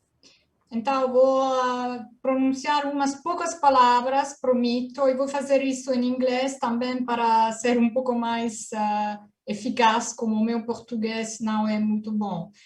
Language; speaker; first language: Portuguese; non-native, learner; Finnish